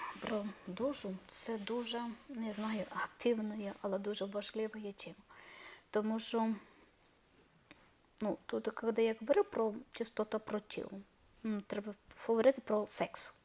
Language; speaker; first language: Ukrainian; non-native, learner; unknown